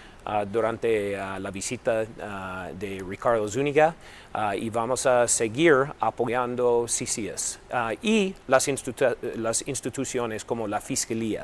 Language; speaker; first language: Spanish; non-native, fluent; English